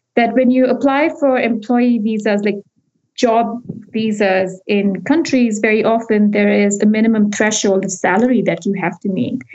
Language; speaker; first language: English; non-native, local second language; Hindi